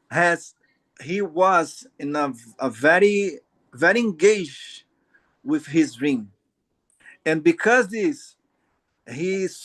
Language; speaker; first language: English; non-native, learner; Portuguese